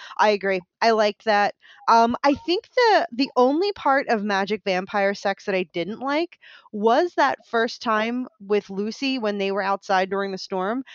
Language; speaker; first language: English; native; English